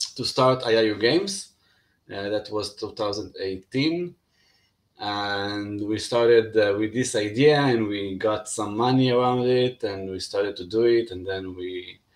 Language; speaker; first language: English; non-native, fluent; Hebrew